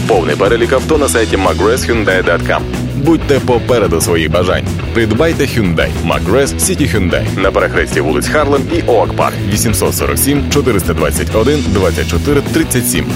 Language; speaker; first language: Ukrainian; native; Ukrainian